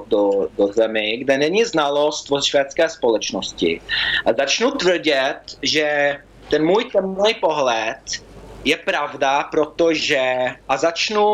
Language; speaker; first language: Czech; early bilingual, heritage; Czech